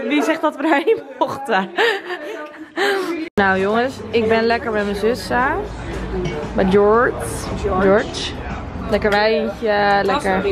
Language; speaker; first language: Dutch; native; Dutch